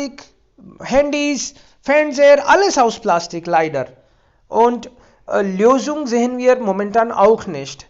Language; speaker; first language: German; non-native, fluent; Hindi